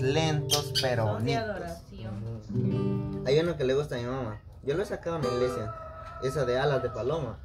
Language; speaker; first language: Spanish; native; Spanish